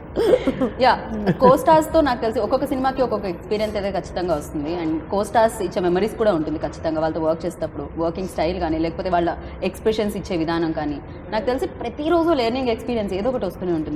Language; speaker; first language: Telugu; native; Telugu